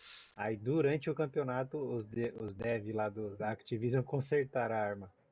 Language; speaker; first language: Portuguese; native; Portuguese